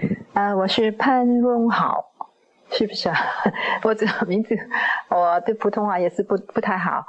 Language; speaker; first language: Chinese; non-native, local second language; Cantonese